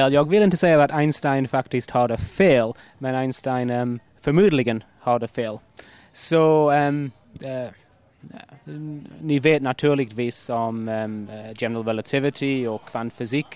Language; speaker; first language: Swedish; non-native, fluent; English